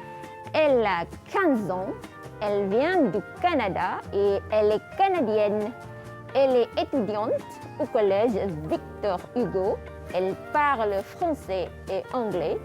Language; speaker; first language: French; non-native, fluent; Malay